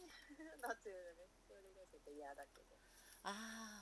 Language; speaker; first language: Japanese; non-native, learner; Nepali